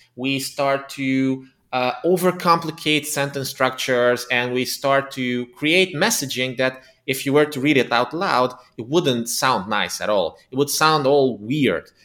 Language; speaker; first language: English; non-native, fluent; Hungarian